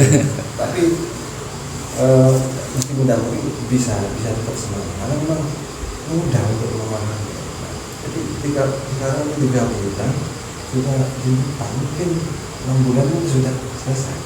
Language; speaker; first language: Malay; non-native, local second language; Javanese